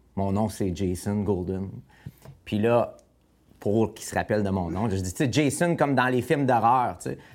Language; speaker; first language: French; native; French